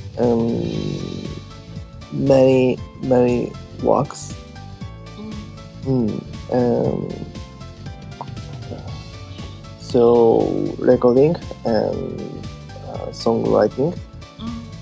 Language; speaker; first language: English; non-native, learner; Japanese